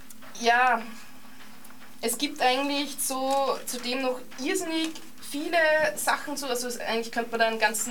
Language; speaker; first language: German; native; German